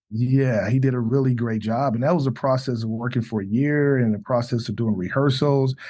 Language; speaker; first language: English; native; English